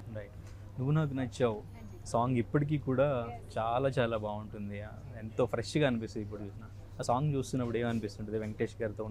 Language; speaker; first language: Telugu; native; Telugu